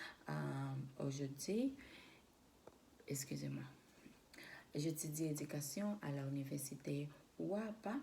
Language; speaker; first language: French; non-native, learner; Spanish